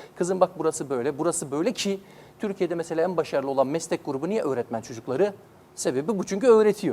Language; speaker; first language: Turkish; native; Turkish